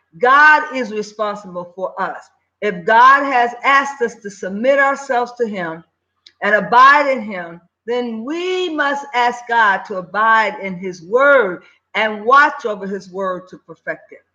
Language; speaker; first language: English; native; English